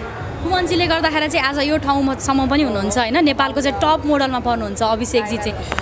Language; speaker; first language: Nepali; native; Nepali